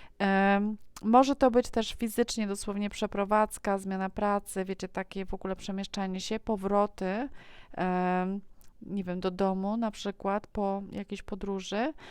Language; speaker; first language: Polish; native; Polish